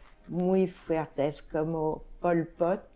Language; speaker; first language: Spanish; non-native, fluent; French